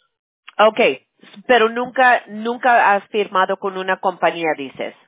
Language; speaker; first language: Spanish; early bilingual, heritage; Spanish